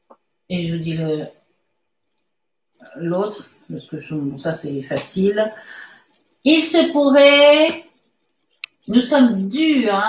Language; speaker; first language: French; native; French